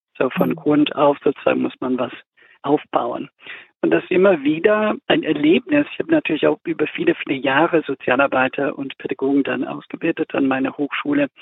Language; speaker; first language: German; non-native, fluent; English